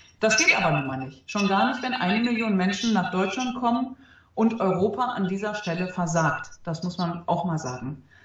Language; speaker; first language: German; early bilingual, other home language; Arabic